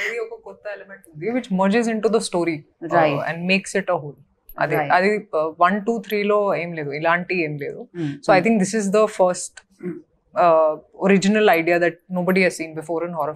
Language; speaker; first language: Telugu; non-native, fluent; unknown